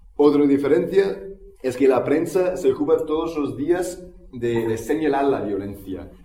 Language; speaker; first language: Spanish; non-native, fluent; English